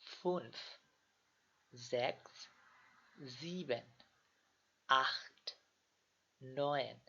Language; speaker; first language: German; non-native, learner; Bangla